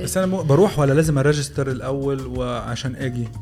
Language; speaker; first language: Arabic; native; Arabic